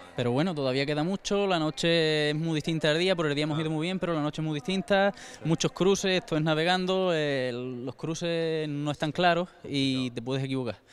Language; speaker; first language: Spanish; native; Spanish